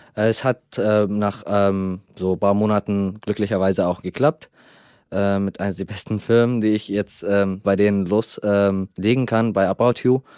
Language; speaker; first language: German; non-native, fluent; Arabic